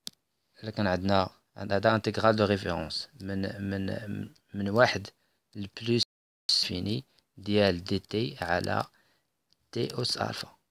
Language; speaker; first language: Arabic; native; Arabic